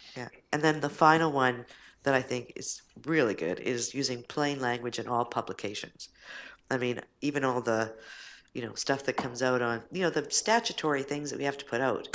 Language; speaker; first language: English; native; English